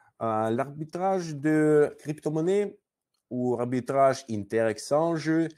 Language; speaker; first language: French; non-native, learner; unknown